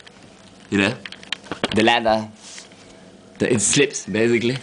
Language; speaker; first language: English; non-native, fluent; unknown